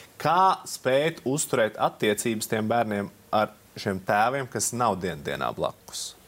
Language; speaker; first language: Latvian; native; Latvian